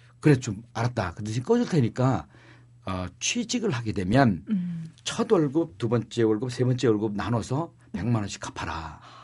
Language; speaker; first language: Korean; native; Korean